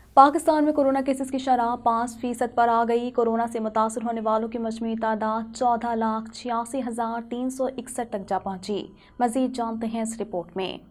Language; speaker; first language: Urdu; native; Urdu